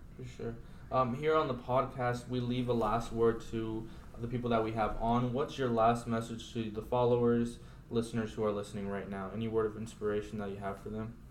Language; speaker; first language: English; native; English